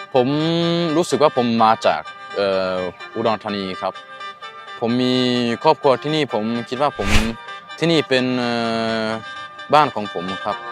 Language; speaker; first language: Thai; early bilingual, heritage; Norwegian